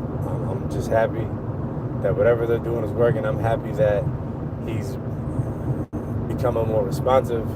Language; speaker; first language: English; native; English